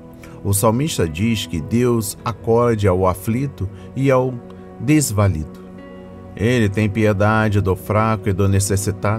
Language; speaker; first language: Portuguese; native; Portuguese